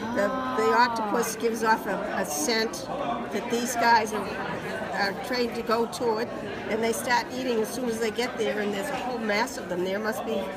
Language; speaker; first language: English; native; English